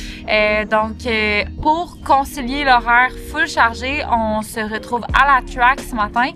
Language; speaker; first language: French; native; French